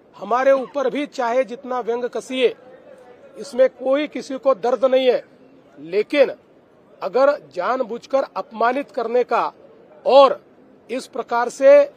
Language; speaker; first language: Hindi; non-native, local second language; Marathi